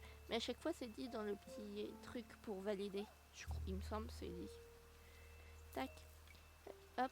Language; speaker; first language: French; native; French